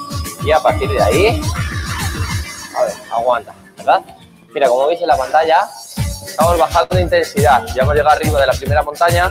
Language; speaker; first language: Spanish; native; Spanish